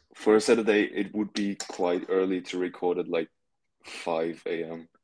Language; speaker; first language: English; non-native, fluent; German